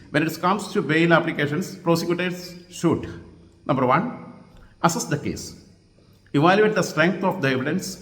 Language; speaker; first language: English; non-native, local second language; Malayalam